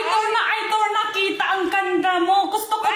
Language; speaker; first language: Filipino; non-native, learner; Chinese